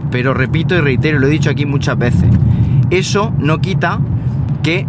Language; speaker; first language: Spanish; native; Spanish